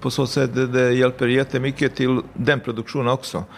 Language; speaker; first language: Swedish; non-native, fluent; Bosnian